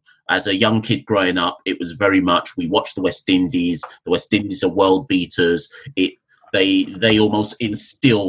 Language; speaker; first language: English; native; English